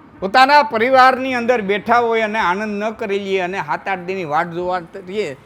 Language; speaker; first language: Gujarati; non-native, local second language; Kachhi